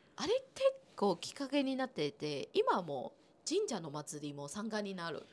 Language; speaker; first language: Japanese; non-native, fluent; Chinese